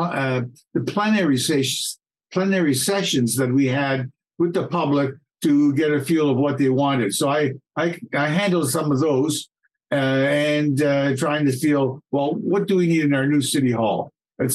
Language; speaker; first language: English; native; English